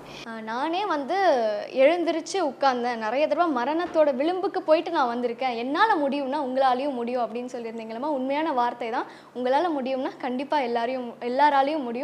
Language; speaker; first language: Tamil; native; Tamil